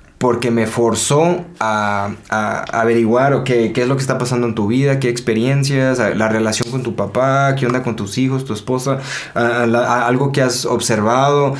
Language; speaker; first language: Spanish; early bilingual, heritage; Spanish